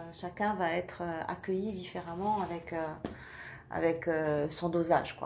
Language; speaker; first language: French; native; French